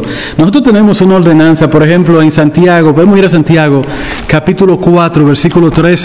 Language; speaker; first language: Spanish; native; Spanish